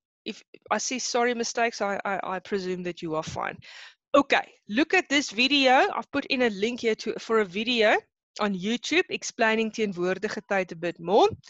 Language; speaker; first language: English; non-native, local second language; Afrikaans